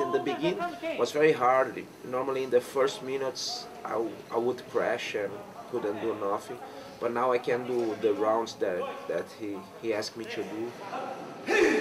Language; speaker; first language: English; non-native, fluent; Portuguese